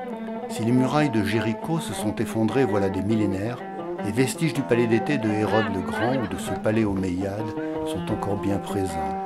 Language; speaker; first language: French; native; French